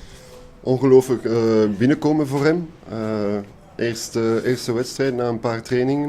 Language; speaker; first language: Dutch; non-native, local second language; French